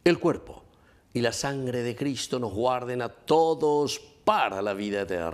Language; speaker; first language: Spanish; native; Spanish